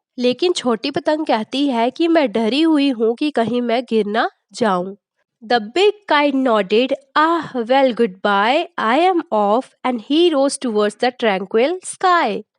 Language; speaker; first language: Hindi; native; Hindi